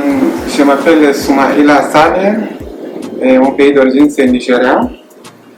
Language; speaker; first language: French; non-native, learner; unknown